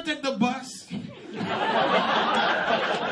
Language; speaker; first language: English; non-native, fluent; Haitian Creole